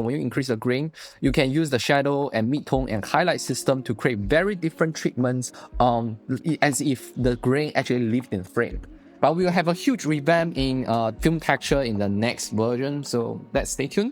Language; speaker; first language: English; non-native, fluent; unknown